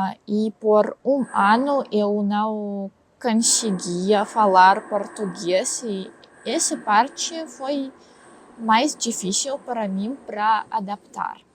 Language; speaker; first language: Portuguese; non-native, learner; Russian